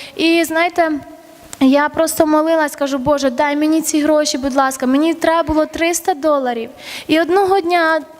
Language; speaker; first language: Ukrainian; early bilingual, other home language; Armenian